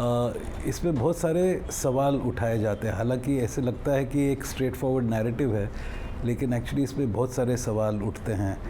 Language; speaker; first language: Hindi; native; Hindi